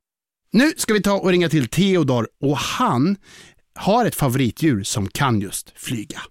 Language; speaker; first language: Swedish; native; Swedish